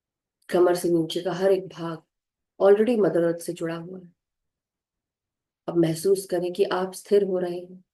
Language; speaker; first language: Hindi; native; Hindi